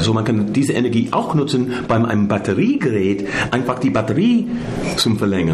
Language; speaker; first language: German; non-native, learner; English